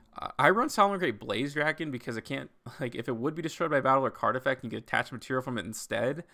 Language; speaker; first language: English; native; English